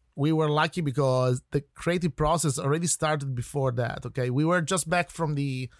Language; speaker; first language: English; non-native, fluent; Italian